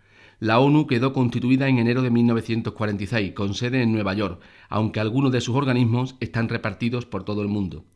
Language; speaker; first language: Spanish; native; Spanish